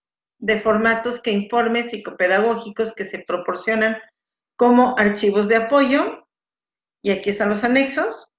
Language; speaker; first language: Spanish; native; Spanish